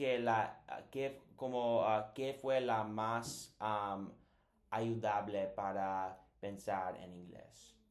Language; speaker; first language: Spanish; non-native, learner; English